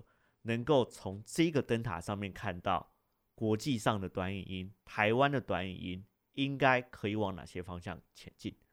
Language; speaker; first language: Chinese; native; Chinese